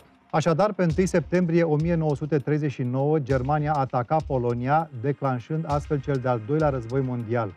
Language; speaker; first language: Romanian; native; Romanian